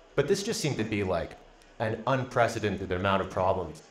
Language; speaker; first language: English; native; English